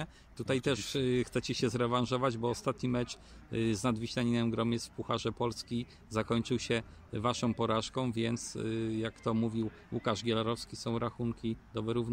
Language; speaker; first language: Polish; native; Polish